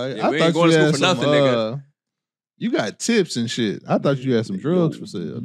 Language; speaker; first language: English; native; English